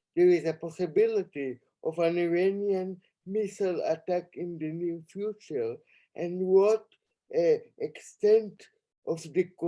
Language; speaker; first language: English; non-native, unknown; Hebrew